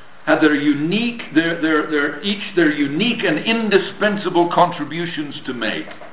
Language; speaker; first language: English; native; English